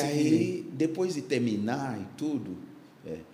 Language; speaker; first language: Portuguese; non-native, fluent; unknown